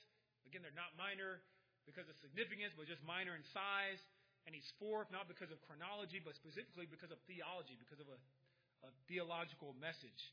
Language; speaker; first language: English; native; English